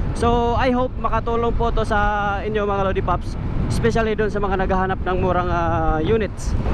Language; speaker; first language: Filipino; non-native, local second language; Cebuano